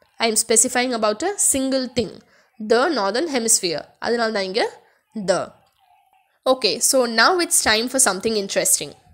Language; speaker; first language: English; non-native, local second language; Tamil